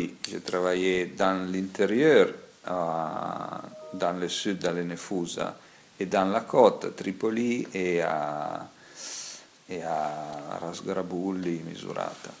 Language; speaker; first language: French; non-native, fluent; Italian